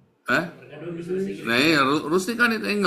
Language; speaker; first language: Dutch; non-native, learner; Indonesian